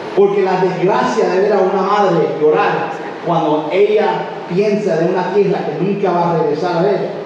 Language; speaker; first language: Spanish; early bilingual, heritage; Spanish